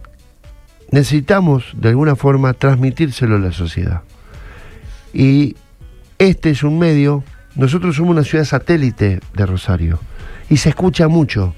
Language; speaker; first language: Spanish; native; Spanish